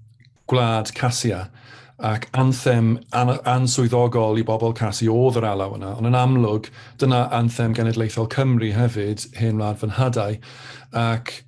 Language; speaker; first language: Welsh; native; Welsh